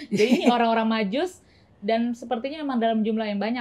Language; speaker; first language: Indonesian; native; Indonesian